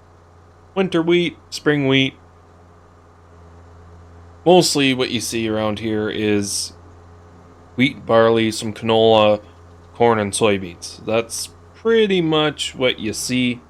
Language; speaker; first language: English; native; English